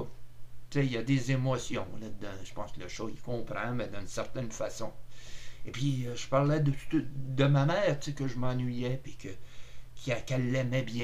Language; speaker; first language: French; native; French